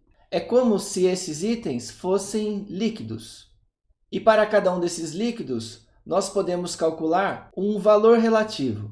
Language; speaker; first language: Portuguese; native; Portuguese